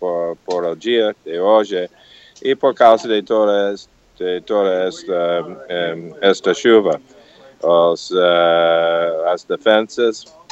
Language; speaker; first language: Portuguese; non-native, learner; English